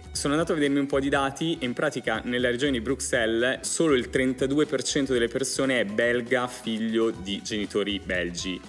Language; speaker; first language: Italian; native; Italian